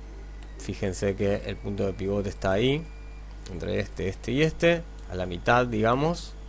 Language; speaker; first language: Spanish; native; Spanish